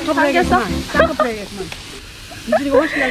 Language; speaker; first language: Korean; native; Korean